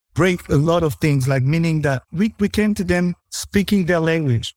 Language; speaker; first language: English; non-native, fluent; French